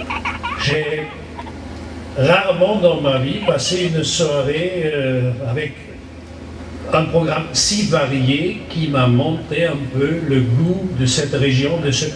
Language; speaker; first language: French; non-native, fluent; German